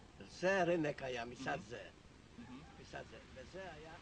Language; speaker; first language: Hebrew; non-native, fluent; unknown